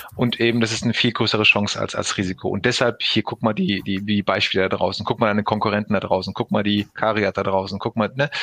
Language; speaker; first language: German; early bilingual, other home language; Turkish